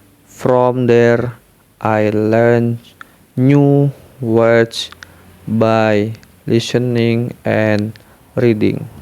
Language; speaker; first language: English; non-native, learner; Indonesian